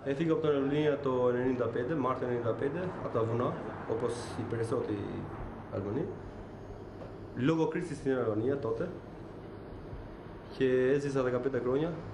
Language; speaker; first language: Greek; non-native, fluent; Albanian